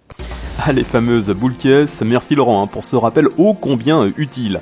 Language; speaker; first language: French; native; French